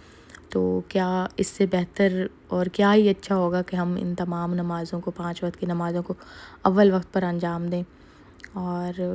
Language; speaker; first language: Urdu; native; Urdu